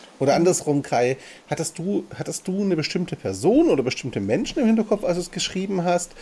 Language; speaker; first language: German; native; German